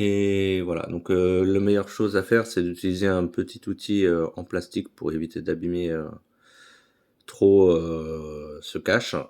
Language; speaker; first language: French; native; French